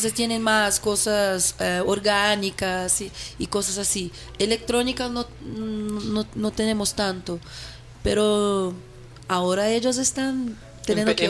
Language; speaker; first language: Spanish; non-native, fluent; Portuguese